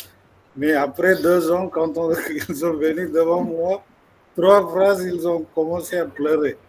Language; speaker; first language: French; non-native, fluent; Malayalam